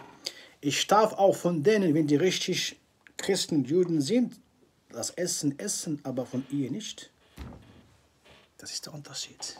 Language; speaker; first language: German; non-native, fluent; Arabic